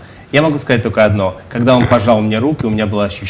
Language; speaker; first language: Russian; native; Russian